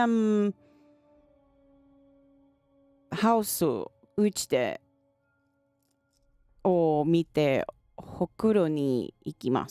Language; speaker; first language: Japanese; non-native, learner; English